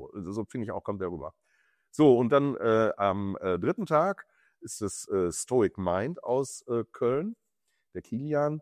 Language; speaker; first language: German; native; German